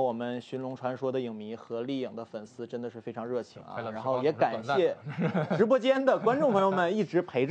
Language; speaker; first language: Chinese; native; Chinese